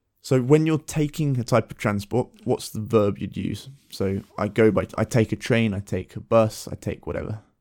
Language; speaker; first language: English; native; English